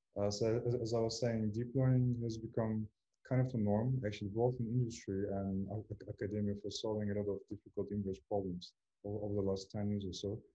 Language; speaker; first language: English; non-native, fluent; Turkish